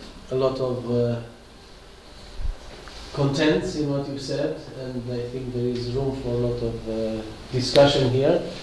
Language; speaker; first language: English; non-native, fluent; Romanian